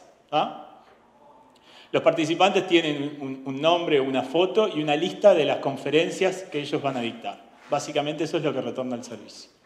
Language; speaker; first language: Spanish; native; Spanish